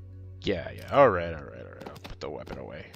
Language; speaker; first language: English; native; English